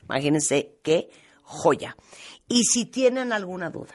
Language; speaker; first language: Spanish; native; Spanish